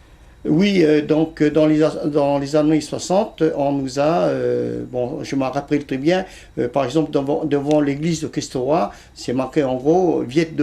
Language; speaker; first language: French; early bilingual, other home language; Vietnamese